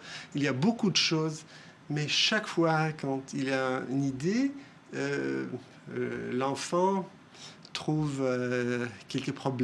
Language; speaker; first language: French; non-native, fluent; Hebrew